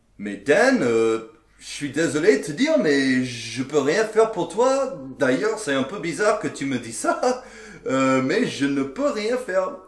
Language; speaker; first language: French; non-native, fluent; English